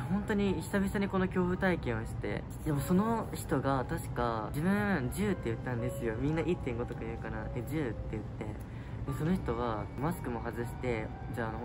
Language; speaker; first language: Japanese; native; Japanese